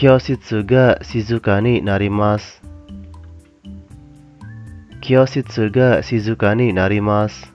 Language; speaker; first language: Japanese; non-native, fluent; Indonesian